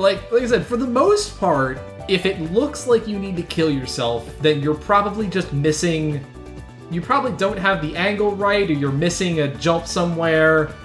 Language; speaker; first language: English; native; English